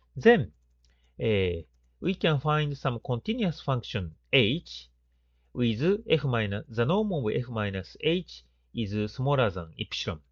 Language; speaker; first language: English; non-native, fluent; Japanese